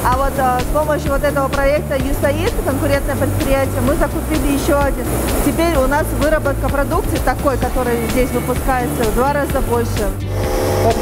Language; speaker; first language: Russian; non-native, local second language; Kyrgyz